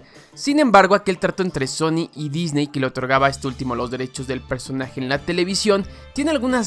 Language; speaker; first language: Spanish; native; Spanish